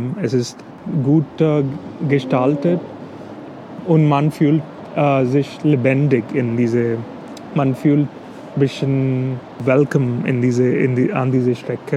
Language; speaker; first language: German; non-native, fluent; English